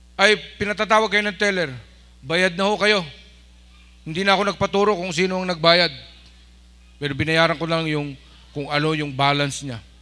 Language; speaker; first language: Filipino; non-native, local second language; Iloko